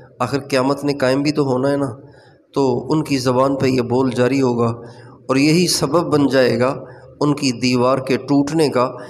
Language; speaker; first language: Urdu; non-native, local second language; Sindhi